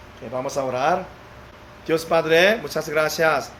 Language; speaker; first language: Spanish; non-native, learner; Korean